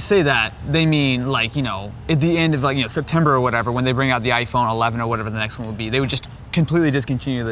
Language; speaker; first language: English; native; English